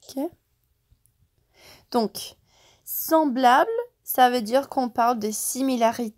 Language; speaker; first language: French; non-native, fluent; English